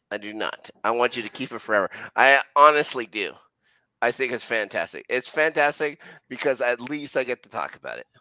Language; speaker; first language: English; native; English